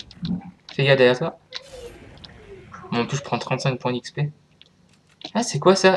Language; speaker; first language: French; native; French